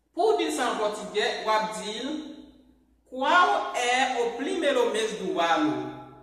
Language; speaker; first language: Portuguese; non-native, fluent; Haitian Creole